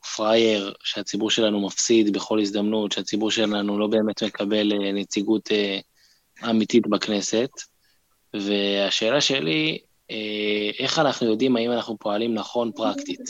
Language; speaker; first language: Hebrew; native; Hebrew